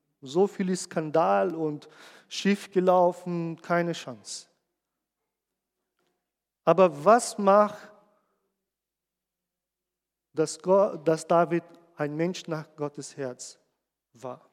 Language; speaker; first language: German; non-native, fluent; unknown